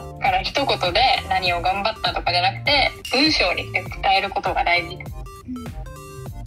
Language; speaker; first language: Japanese; native; Japanese